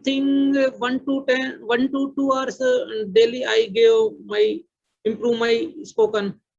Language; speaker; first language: English; non-native, learner; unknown